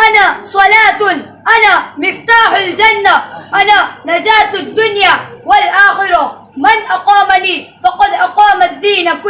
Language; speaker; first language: Arabic; non-native, learner; Urdu